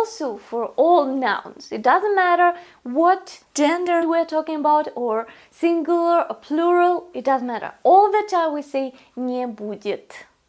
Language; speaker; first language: English; non-native, fluent; Russian